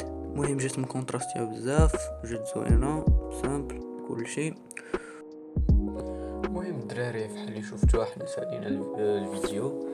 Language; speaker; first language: Arabic; native; Arabic